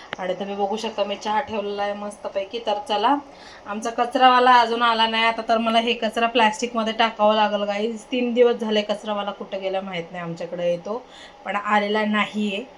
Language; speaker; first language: Marathi; non-native, local second language; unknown